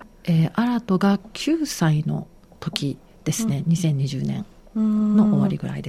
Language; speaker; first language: Japanese; native; Japanese